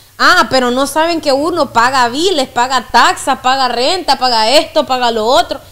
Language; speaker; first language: Spanish; native; Spanish